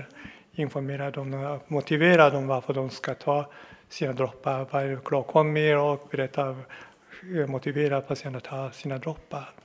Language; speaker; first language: Swedish; non-native, fluent; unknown